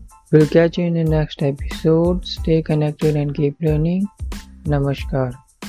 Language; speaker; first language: English; non-native, local second language; Hindi